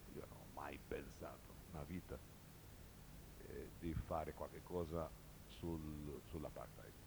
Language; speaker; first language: Italian; non-native, learner; Portuguese